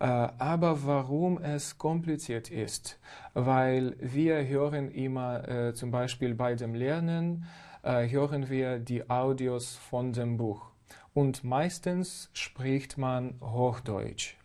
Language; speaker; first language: German; non-native, fluent; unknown